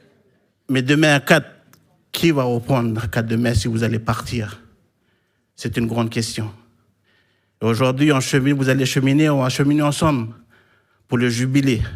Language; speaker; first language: French; non-native, local second language; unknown